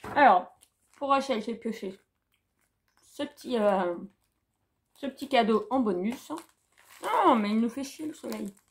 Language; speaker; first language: French; native; French